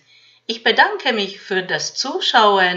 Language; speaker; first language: German; non-native, fluent; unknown